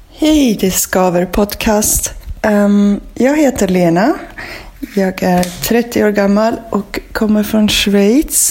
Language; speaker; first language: Swedish; non-native, fluent; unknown